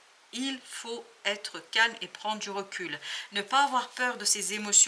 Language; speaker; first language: French; native; French